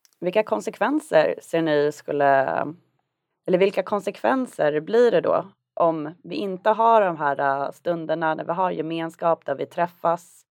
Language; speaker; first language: Swedish; native; Swedish